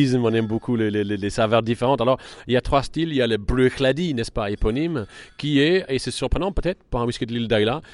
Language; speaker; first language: French; non-native, fluent; English